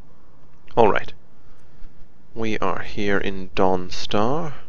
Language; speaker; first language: English; native; English